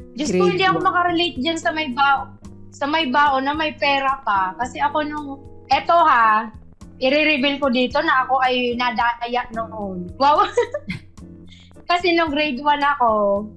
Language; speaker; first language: Filipino; non-native, local second language; Bikol